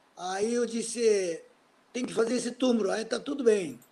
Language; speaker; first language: Portuguese; non-native, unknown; Japanese